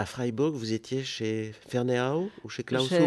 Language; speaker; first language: French; native; French